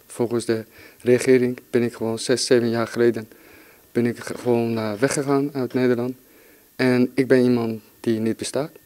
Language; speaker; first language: Dutch; non-native, fluent; Persian